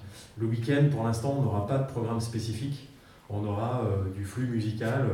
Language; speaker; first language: French; native; French